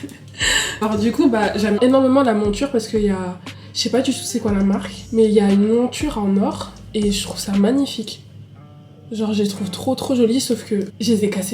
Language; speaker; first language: French; native; French